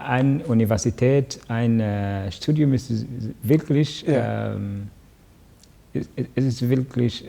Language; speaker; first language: German; non-native, learner; Kinyarwanda